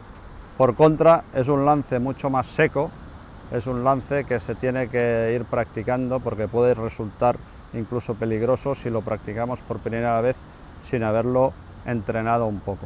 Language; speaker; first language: Spanish; native; Spanish